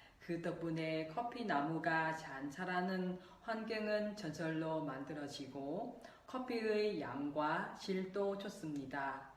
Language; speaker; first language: Korean; non-native, local second language; Vietnamese